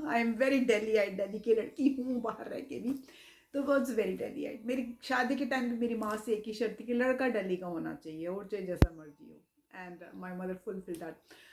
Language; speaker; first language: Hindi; early bilingual, heritage; Hindi